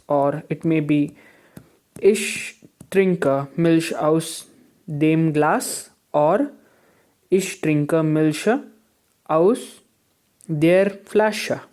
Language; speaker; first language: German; non-native, learner; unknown